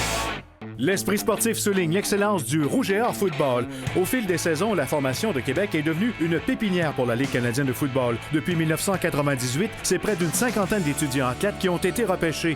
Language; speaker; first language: French; native; French